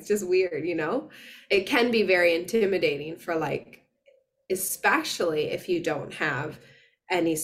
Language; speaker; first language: English; native; English